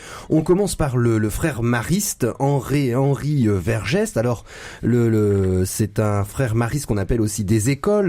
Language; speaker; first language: French; native; French